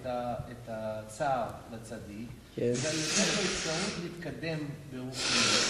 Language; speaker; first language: Hebrew; non-native, fluent; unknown